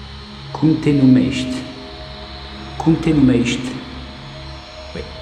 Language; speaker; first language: Romanian; non-native, learner; French